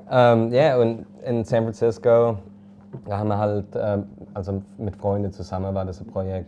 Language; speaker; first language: German; early bilingual, heritage; English